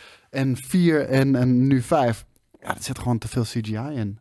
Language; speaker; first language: Dutch; native; Dutch